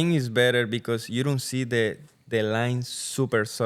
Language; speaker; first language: English; non-native, learner; Spanish